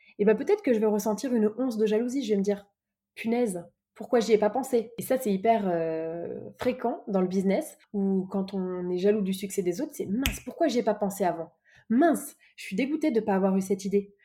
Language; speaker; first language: French; native; French